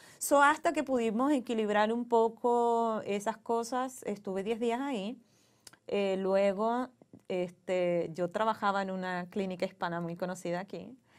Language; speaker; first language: Spanish; native; Spanish